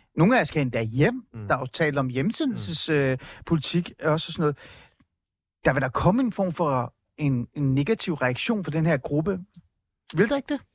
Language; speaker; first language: Danish; early bilingual, other home language; Persian